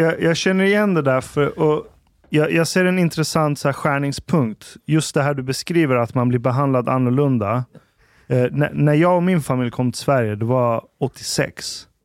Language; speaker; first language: Swedish; early bilingual, other home language; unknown